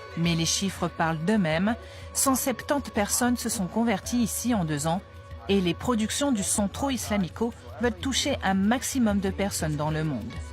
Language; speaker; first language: French; native; French